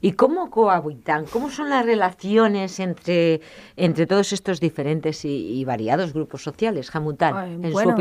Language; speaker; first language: Spanish; native; Spanish